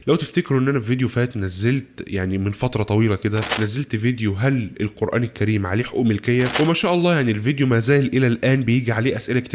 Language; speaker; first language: Arabic; native; Arabic